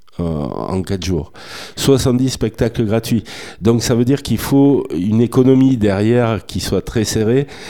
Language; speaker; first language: French; native; French